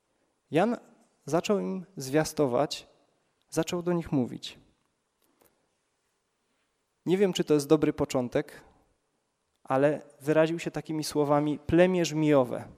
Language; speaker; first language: Polish; native; Polish